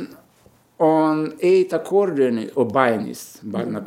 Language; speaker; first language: English; non-native, fluent; Romanian